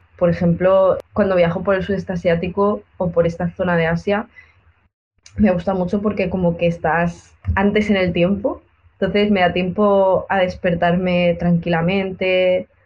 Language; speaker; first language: Spanish; native; Spanish